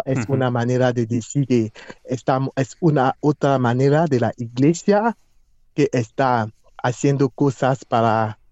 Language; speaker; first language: Spanish; non-native, fluent; English